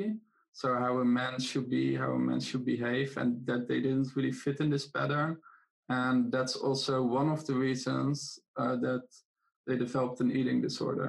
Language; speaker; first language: English; non-native, fluent; Dutch